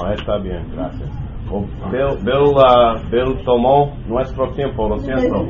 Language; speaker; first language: Spanish; non-native, learner; English